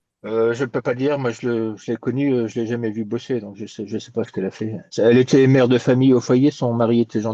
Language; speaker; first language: French; native; French